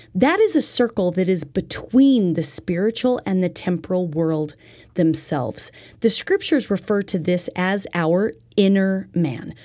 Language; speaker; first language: English; native; English